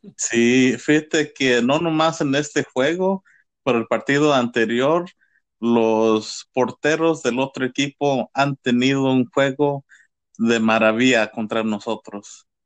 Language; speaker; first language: Spanish; early bilingual, heritage; Spanish